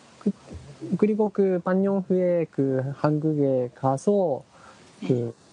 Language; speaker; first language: Korean; non-native, learner; Japanese